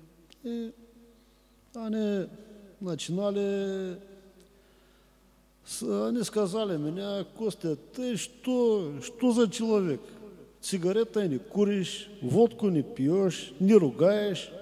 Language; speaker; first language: Russian; non-native, learner; Bulgarian